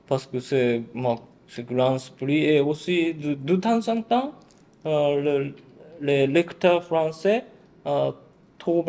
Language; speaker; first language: French; non-native, learner; Japanese